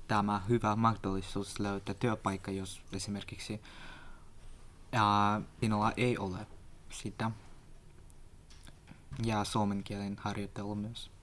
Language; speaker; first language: Finnish; non-native, learner; Russian